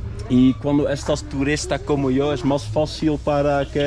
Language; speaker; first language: Spanish; non-native, learner; Dutch